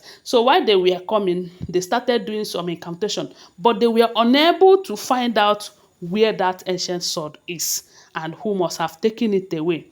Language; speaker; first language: English; non-native, local second language; Yoruba